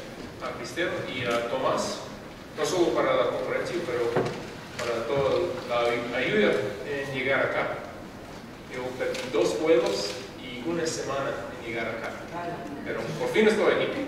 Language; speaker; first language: Spanish; non-native, fluent; English